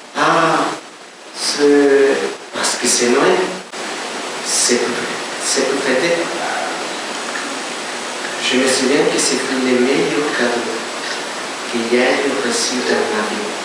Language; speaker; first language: French; non-native, learner; Spanish